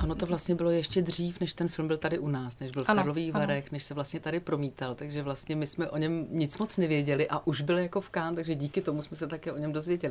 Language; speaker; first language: Czech; native; Czech